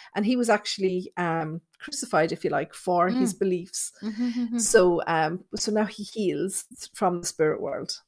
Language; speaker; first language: English; native; English